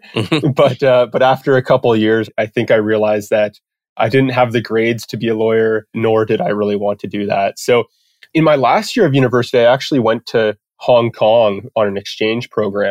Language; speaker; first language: English; native; English